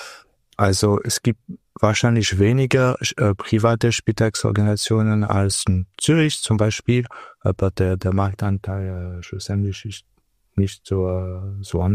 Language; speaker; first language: German; non-native, local second language; French